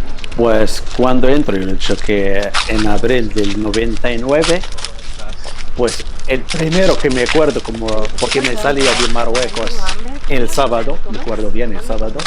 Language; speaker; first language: Spanish; non-native, fluent; Arabic